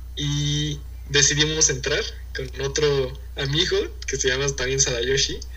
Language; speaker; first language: Spanish; early bilingual, heritage; Spanish